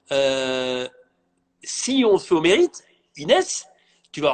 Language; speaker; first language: French; native; French